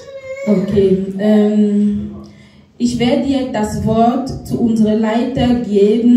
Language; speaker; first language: German; non-native, learner; French